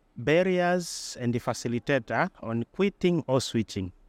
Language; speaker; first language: English; non-native, local second language; Swahili